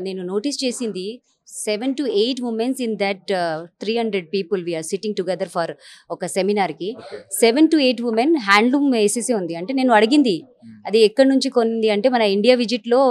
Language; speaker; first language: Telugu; non-native, local second language; Hindi